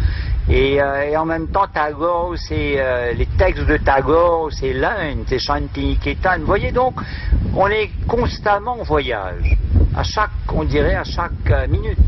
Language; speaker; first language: French; non-native, local second language; Morisyen